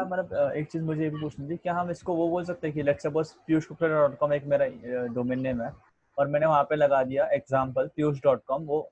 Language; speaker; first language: Hindi; native; Hindi